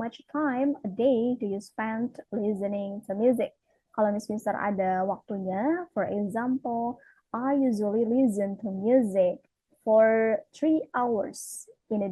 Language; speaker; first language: English; non-native, fluent; Indonesian